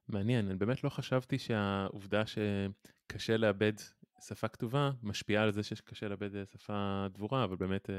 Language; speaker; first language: Hebrew; native; Hebrew